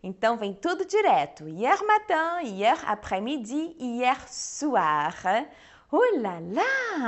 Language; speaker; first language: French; non-native, fluent; Portuguese